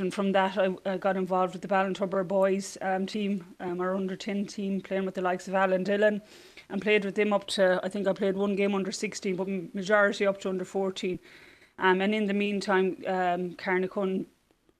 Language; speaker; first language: English; native; English